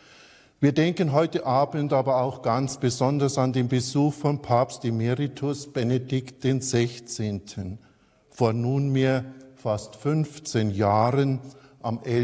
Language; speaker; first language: German; native; German